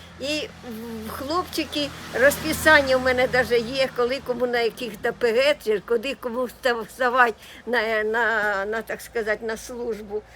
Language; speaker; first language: Ukrainian; native; Ukrainian